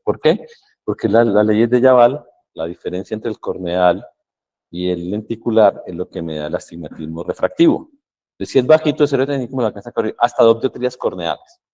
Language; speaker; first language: Spanish; native; Spanish